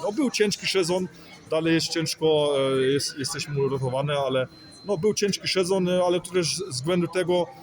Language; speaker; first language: Polish; early bilingual, heritage; Polish